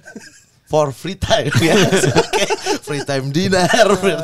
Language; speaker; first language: English; non-native, learner; Indonesian